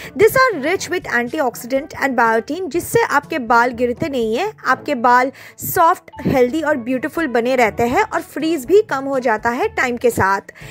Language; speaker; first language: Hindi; non-native, local second language; Bangla